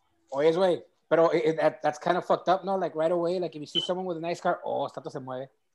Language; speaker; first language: English; early bilingual, other home language; Spanish